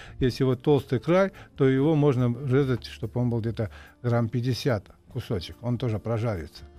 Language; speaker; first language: Russian; non-native, local second language; Uzbek